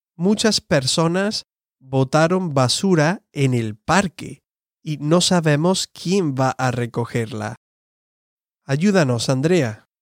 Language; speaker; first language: Spanish; non-native, fluent; English